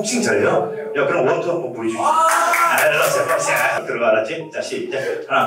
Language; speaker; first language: Korean; native; Korean